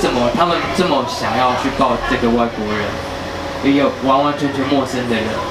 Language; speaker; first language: Chinese; native; Chinese